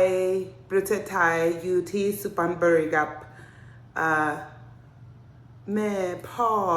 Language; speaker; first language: Thai; non-native, learner; English